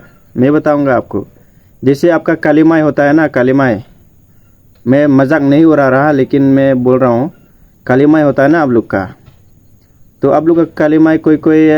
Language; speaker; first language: Hindi; non-native, local second language; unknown